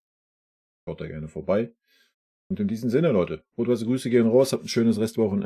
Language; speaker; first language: German; native; German